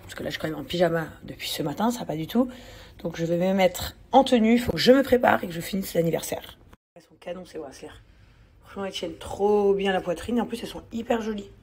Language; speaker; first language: French; native; French